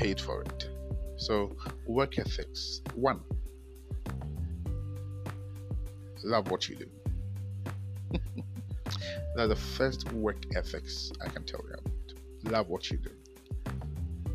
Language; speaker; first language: English; non-native, local second language; Akan